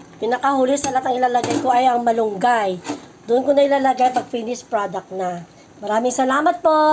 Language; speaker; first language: Filipino; non-native, local second language; Hiligaynon